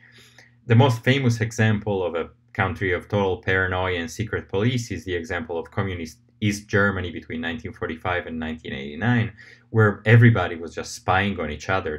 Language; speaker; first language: English; non-native, fluent; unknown